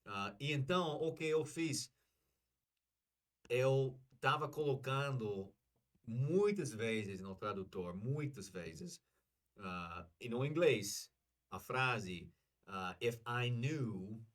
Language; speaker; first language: Portuguese; non-native, learner; English